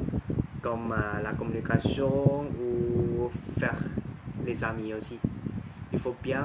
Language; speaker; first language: French; non-native, learner; Thai